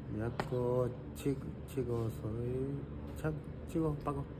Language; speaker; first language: Cantonese; non-native, learner; Spanish